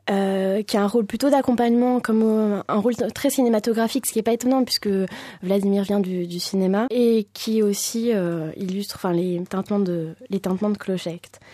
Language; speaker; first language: French; native; French